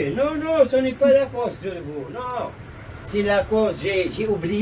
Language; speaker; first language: French; non-native, local second language; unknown